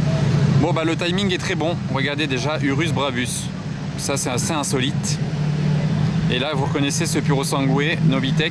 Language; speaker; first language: French; native; French